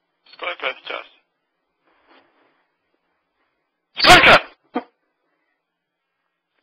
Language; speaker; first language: Russian; non-native, learner; Latvian